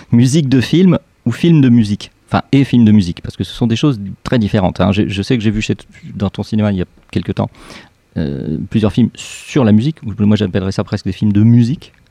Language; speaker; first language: French; native; French